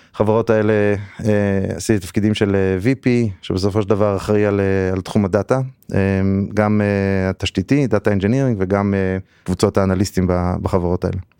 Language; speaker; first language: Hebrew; native; Hebrew